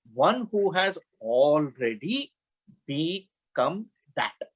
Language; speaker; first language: English; non-native, local second language; Kannada